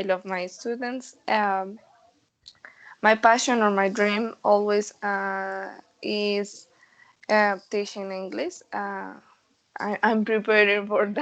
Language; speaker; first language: English; non-native, learner; Spanish